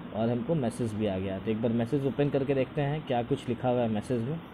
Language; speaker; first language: Hindi; native; Hindi